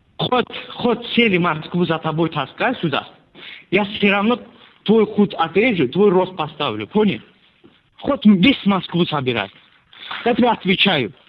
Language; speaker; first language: Russian; non-native, local second language; Azerbaijani